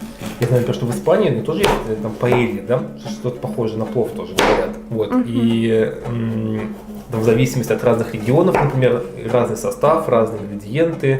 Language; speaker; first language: Russian; native; Russian